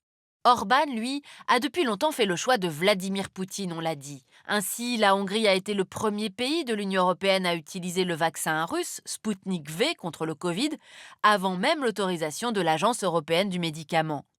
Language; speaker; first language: French; native; French